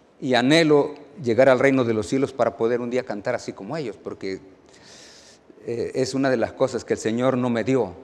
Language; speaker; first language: Spanish; native; Spanish